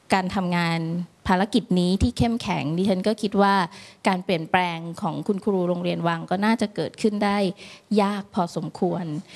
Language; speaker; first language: Thai; native; Thai